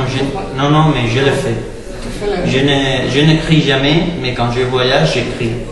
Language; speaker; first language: French; non-native, learner; Spanish